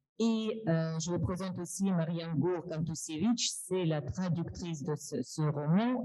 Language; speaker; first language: French; non-native, fluent; Russian